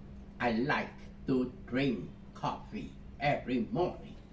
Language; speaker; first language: English; non-native, learner; Vietnamese